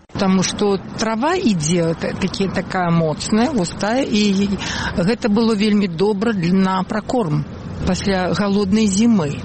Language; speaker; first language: Belarusian; non-native, local second language; Russian